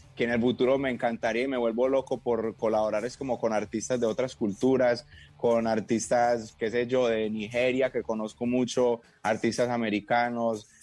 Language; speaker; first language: Spanish; native; Spanish